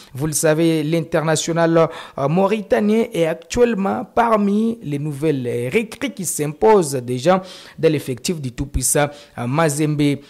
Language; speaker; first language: French; non-native, local second language; Swahili